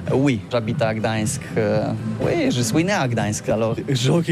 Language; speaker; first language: French; non-native, learner; Polish